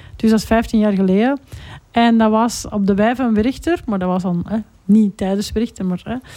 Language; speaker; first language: Dutch; native; Dutch